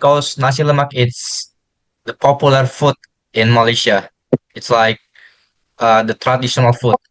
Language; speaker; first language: English; non-native, learner; Indonesian